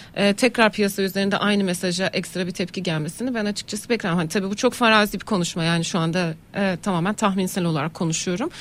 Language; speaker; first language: Turkish; native; Turkish